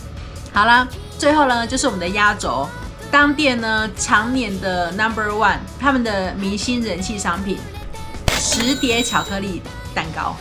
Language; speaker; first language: Chinese; native; Chinese